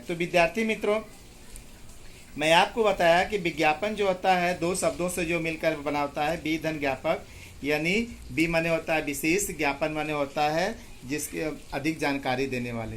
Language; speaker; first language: Hindi; native; Hindi